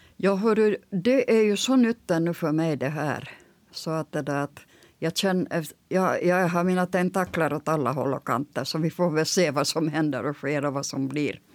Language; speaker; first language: Swedish; native; Swedish